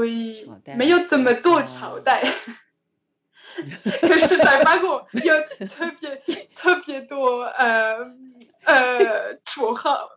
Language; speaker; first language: Chinese; non-native, learner; French